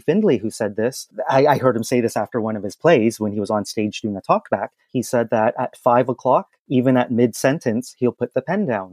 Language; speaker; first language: English; native; English